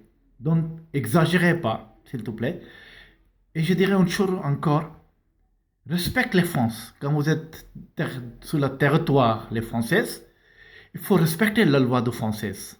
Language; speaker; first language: French; non-native, learner; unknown